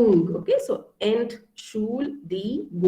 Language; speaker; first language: German; non-native, fluent; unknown